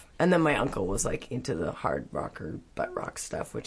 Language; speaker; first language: English; native; English